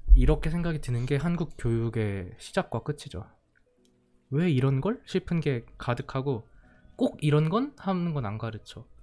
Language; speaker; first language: Korean; native; Korean